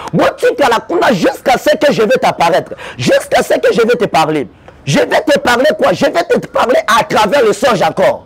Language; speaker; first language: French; non-native, local second language; Lingala